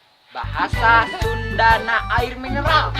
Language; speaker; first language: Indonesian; non-native, local second language; Sundanese